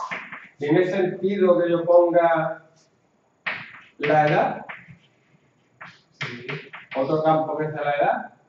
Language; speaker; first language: Spanish; native; Spanish